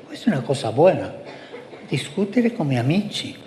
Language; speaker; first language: Italian; early bilingual, heritage; Spanish